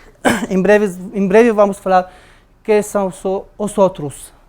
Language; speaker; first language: Portuguese; non-native, learner; Arabic